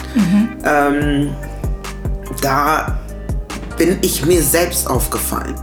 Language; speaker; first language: German; early bilingual, other home language; English